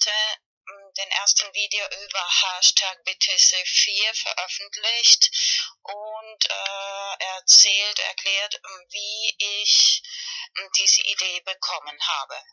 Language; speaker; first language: German; non-native, fluent; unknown